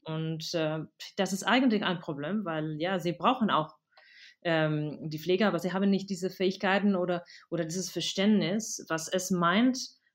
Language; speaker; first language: German; non-native, fluent; Spanish